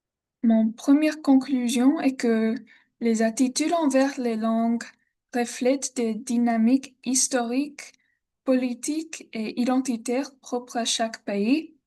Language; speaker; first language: French; non-native, learner; English